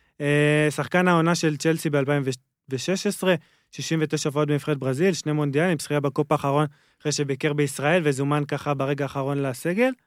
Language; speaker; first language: Hebrew; native; Hebrew